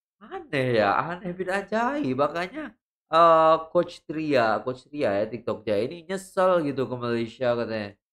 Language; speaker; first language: Indonesian; native; Indonesian